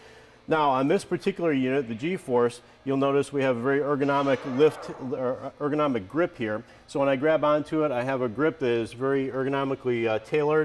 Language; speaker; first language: English; native; English